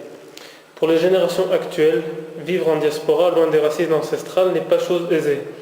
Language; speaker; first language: French; native; French